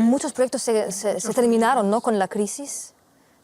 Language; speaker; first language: Spanish; non-native, fluent; Slovenian